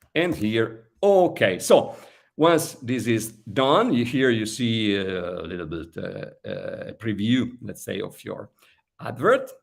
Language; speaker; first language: English; non-native, fluent; Italian